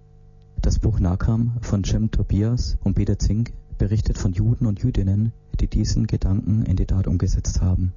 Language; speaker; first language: German; native; German